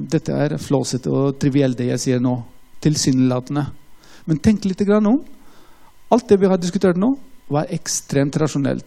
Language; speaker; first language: Norwegian; non-native, fluent; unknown